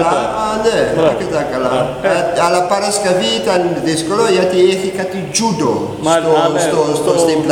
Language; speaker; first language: Greek; non-native, learner; English